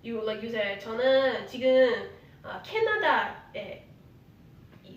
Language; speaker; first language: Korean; non-native, learner; English